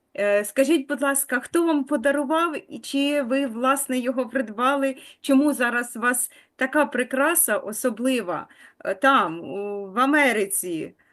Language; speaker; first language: Ukrainian; native; Ukrainian